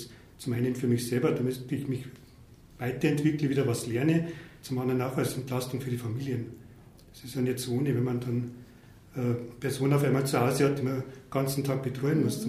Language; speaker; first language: German; native; German